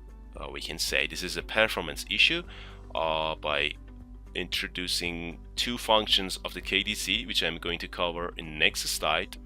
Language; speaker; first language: English; non-native, fluent; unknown